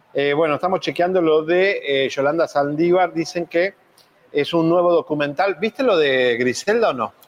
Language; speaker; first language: Spanish; native; Spanish